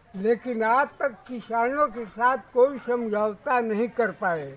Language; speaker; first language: Hindi; native; Hindi